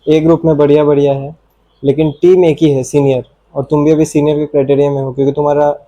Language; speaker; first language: Hindi; non-native, local second language; Bangla